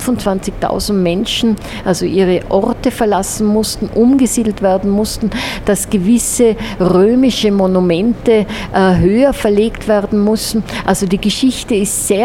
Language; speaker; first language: German; native; German